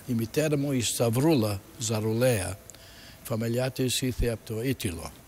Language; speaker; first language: Greek; early bilingual, heritage; Greek